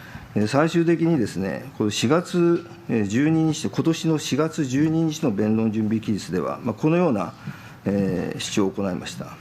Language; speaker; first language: Japanese; native; Japanese